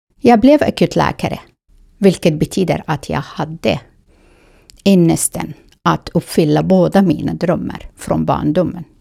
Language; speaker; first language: Swedish; non-native, fluent; Kurdish